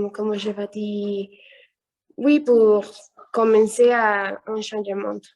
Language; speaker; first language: French; non-native, learner; Spanish